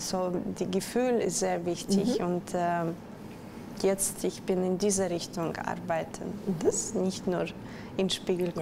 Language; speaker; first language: German; non-native, learner; Russian